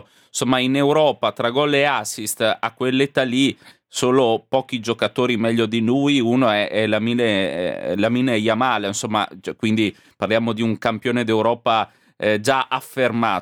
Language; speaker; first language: Italian; native; Italian